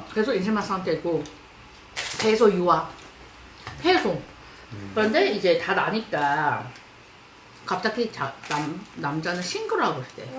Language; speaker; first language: Korean; non-native, fluent; Chinese